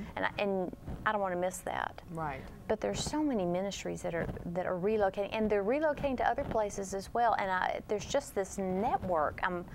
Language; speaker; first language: English; native; English